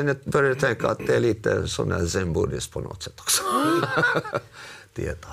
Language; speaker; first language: Swedish; non-native, local second language; Finnish